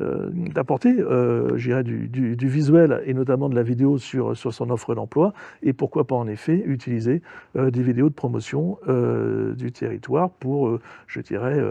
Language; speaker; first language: French; native; French